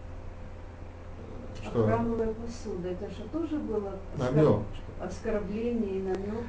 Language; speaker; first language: Russian; native; Russian